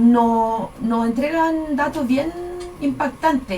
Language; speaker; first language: Spanish; native; Spanish